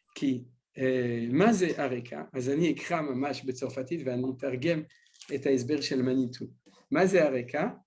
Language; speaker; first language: Hebrew; non-native, fluent; French